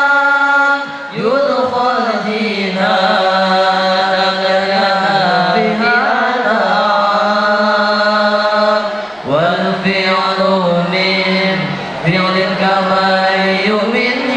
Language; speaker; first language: Arabic; non-native, learner; Sundanese